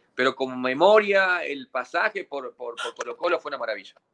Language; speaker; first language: Spanish; native; Spanish